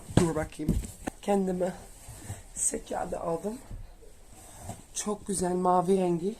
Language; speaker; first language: Turkish; non-native, learner; Dutch